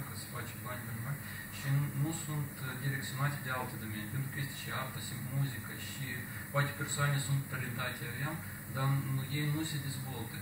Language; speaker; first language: Romanian; non-native, local second language; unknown